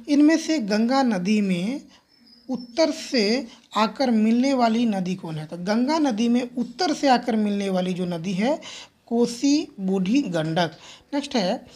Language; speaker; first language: Hindi; native; Hindi